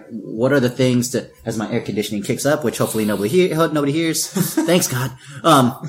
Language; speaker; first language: English; early bilingual, other home language; Filipino